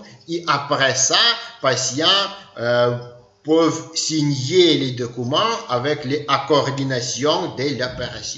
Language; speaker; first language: French; non-native, learner; Ukrainian